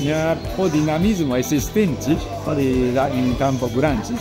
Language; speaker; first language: Portuguese; non-native, fluent; Japanese